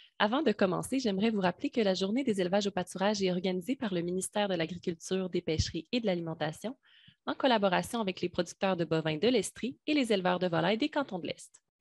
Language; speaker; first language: French; native; French